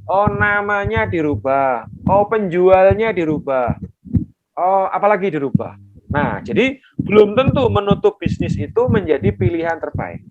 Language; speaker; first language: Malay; non-native, local second language; Javanese